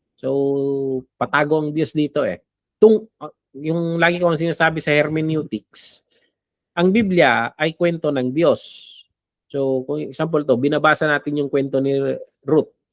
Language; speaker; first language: Filipino; non-native, local second language; Iloko